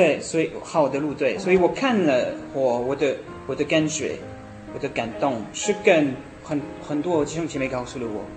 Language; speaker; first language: Chinese; non-native, learner; French